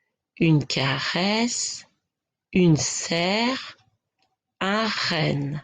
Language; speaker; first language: French; native; French